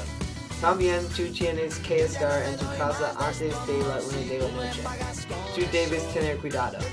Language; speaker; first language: Spanish; non-native, learner; English